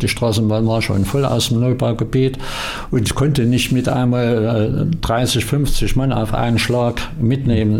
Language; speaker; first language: German; native; German